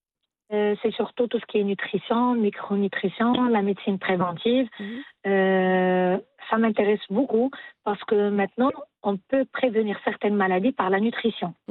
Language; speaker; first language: French; non-native, local second language; Arabic